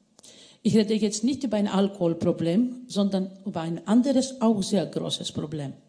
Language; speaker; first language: German; non-native, fluent; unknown